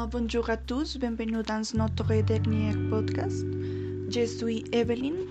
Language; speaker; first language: French; non-native, learner; Spanish